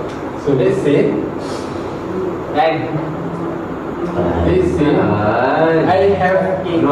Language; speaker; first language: English; non-native, fluent; Malay